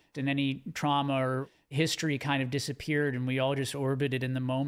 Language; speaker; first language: English; native; English